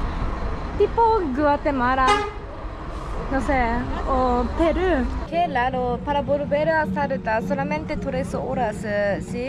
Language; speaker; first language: Spanish; non-native, fluent; Japanese